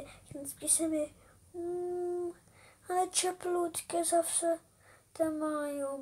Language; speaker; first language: Polish; early bilingual, heritage; Polish